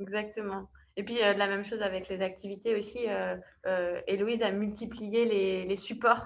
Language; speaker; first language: French; native; French